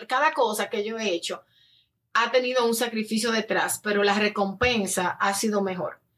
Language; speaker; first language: Spanish; native; Spanish